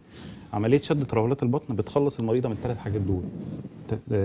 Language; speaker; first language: Arabic; native; Arabic